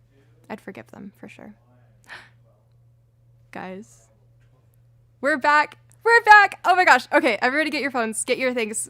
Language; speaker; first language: English; native; English